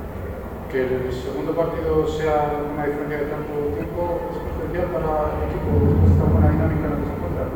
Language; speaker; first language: Spanish; native; Spanish